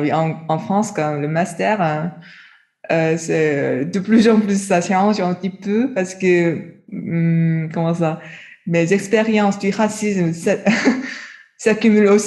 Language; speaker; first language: French; non-native, learner; Chinese